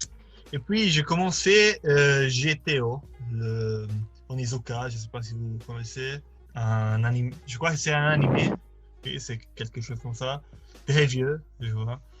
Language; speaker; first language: French; non-native, learner; Italian